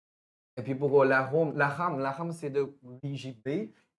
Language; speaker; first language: French; non-native, fluent; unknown